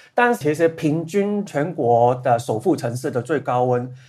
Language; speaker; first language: Chinese; non-native, local second language; Cantonese